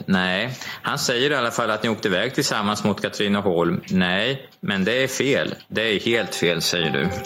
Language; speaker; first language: Swedish; native; Swedish